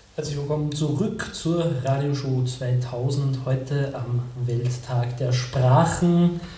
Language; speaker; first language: German; native; German